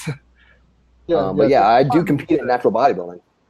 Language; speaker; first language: English; native; English